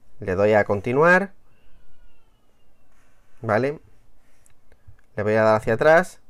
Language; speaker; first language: Spanish; native; Spanish